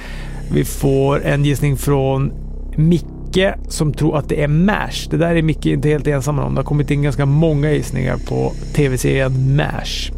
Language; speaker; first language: Swedish; native; Swedish